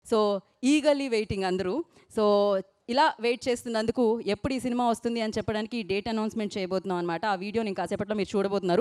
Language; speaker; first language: Telugu; native; Telugu